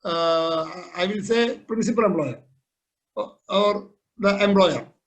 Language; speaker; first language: English; non-native, local second language; Malayalam